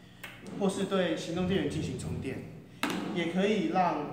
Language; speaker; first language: Chinese; native; Chinese